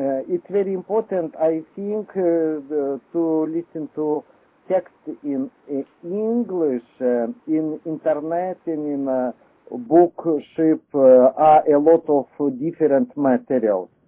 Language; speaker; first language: English; non-native, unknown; Russian